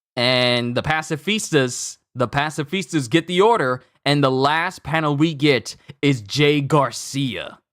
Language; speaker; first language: English; native; English